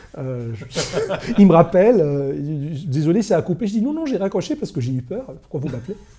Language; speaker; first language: French; non-native, local second language; Arabic